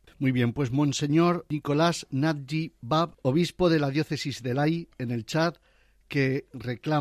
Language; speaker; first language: Spanish; native; Spanish